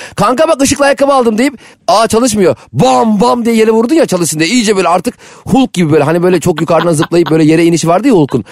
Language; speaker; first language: Turkish; native; Turkish